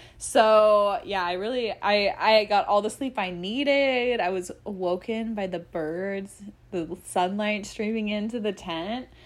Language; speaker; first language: English; native; English